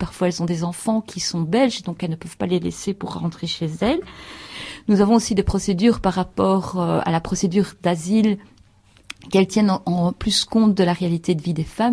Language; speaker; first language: French; native; French